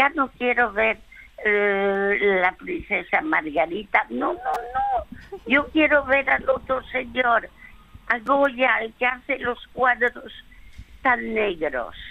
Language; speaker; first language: Spanish; early bilingual, other home language; French